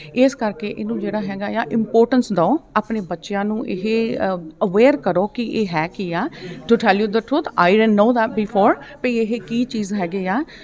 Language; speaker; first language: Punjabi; early bilingual, heritage; Punjabi